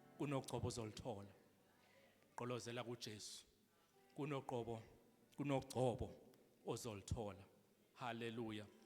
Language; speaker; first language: Zulu; native; Zulu